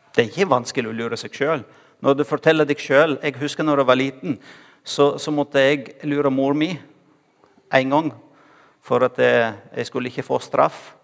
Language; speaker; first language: Norwegian; non-native, fluent; Arabic